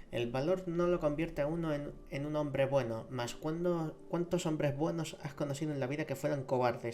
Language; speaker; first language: Spanish; native; Spanish